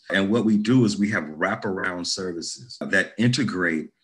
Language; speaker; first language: English; native; English